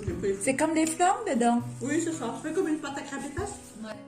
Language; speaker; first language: French; non-native, fluent; Thai